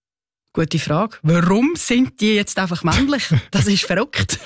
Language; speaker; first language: German; native; German